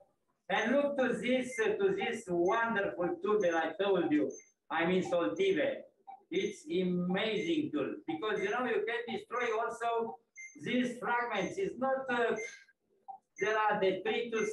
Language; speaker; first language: English; non-native, fluent; Romanian